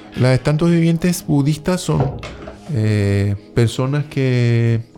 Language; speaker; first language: Spanish; native; Spanish